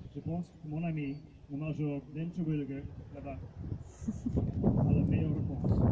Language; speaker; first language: French; non-native, fluent; English